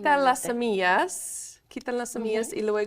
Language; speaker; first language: Spanish; non-native, fluent; English